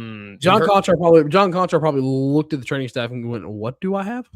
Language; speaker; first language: English; native; English